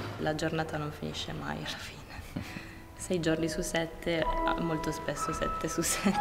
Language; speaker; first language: Italian; native; Italian